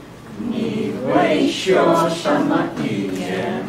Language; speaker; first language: Chinese; non-native, learner; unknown